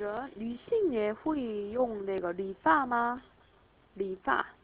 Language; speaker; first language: Chinese; non-native, learner; Korean